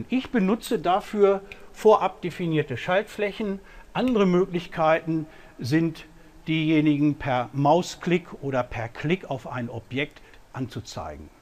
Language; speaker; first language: German; native; German